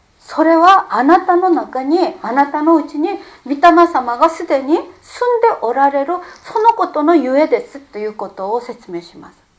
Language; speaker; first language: Japanese; non-native, fluent; Korean